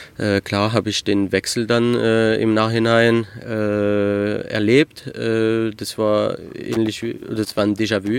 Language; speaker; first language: German; early bilingual, heritage; French